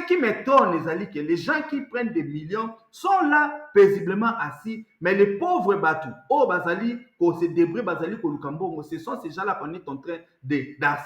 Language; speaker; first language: French; non-native, local second language; Lingala